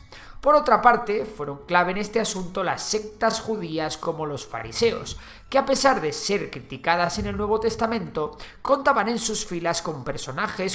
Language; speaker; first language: Spanish; native; Spanish